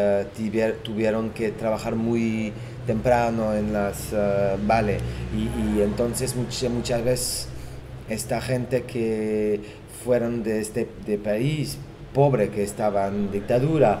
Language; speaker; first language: Spanish; non-native, fluent; Portuguese